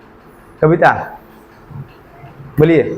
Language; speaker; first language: Hindi; native; Hindi